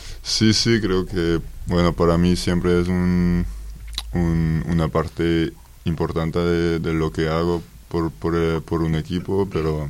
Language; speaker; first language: Spanish; non-native, fluent; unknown